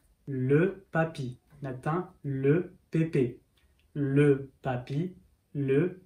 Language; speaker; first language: French; early bilingual, other home language; Sinhala